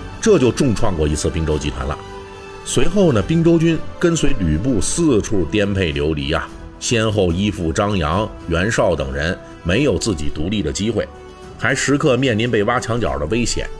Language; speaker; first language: Chinese; native; Chinese